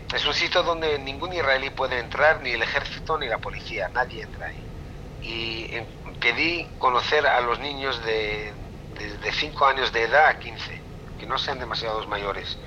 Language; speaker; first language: Spanish; non-native, fluent; Hebrew